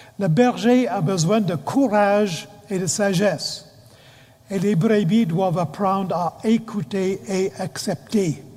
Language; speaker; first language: French; non-native, fluent; English